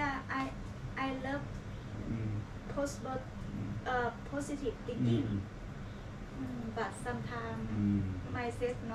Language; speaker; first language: English; non-native, learner; Thai